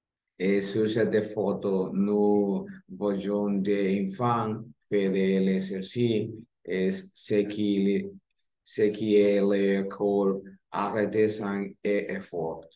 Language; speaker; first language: French; non-native, learner; Spanish